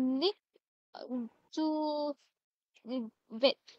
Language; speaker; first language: German; non-native, learner; Malay